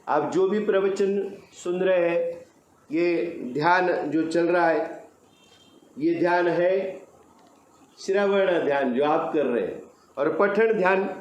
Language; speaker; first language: Hindi; non-native, local second language; Marathi